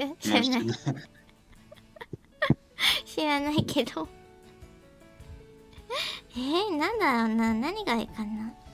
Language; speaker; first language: Japanese; native; Japanese